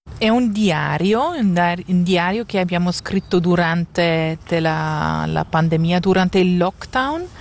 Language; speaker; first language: Italian; non-native, local second language; German